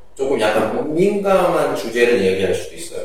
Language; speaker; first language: Korean; native; Korean